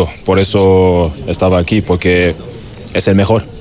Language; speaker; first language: Spanish; non-native, learner; German